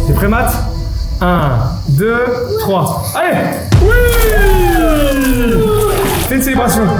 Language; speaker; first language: French; native; French